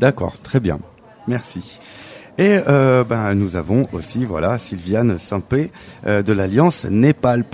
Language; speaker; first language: French; native; French